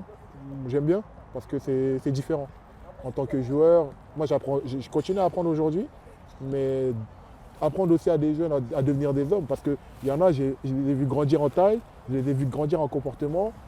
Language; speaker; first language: French; native; French